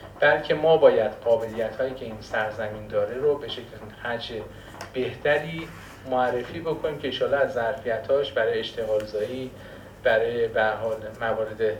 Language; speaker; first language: Persian; non-native, local second language; Baluchi